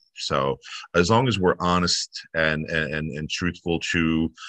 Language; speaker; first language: English; native; English